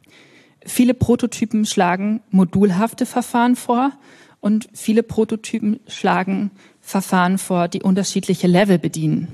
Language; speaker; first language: German; native; German